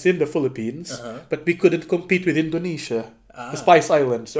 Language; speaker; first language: English; non-native, local second language; Filipino